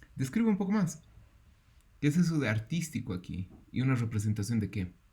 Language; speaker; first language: Spanish; native; Spanish